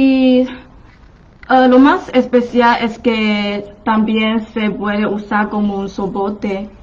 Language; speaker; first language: Spanish; non-native, fluent; Chinese